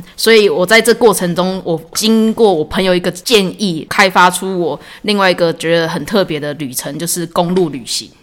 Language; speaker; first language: Chinese; native; Chinese